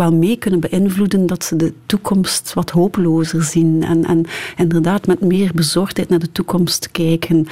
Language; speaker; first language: Dutch; native; Dutch